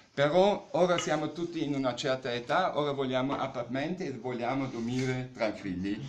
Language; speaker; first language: Italian; non-native, learner; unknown